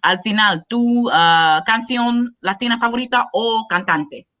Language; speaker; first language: Spanish; non-native, learner; English